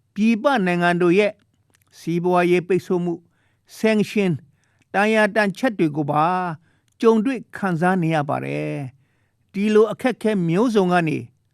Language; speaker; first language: Burmese; non-native, local second language; Shan